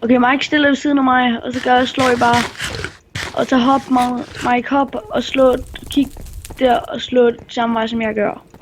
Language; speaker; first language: Danish; native; Danish